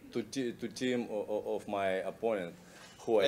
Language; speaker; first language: English; non-native, learner; Russian